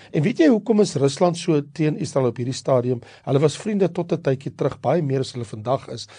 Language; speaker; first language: Afrikaans; native; Afrikaans